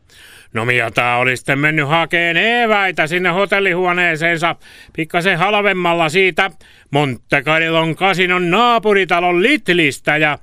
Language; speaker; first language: Finnish; native; Finnish